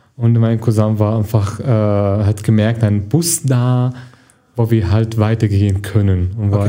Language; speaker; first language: German; non-native, fluent; Arabic